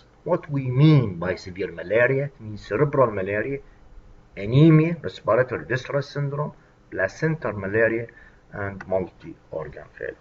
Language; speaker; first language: English; non-native, fluent; Arabic